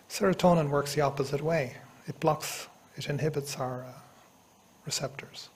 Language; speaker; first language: English; native; English